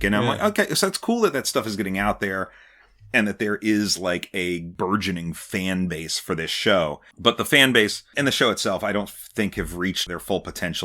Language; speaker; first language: English; native; English